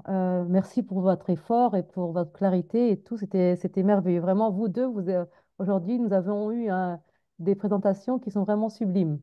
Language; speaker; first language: French; non-native, fluent; Arabic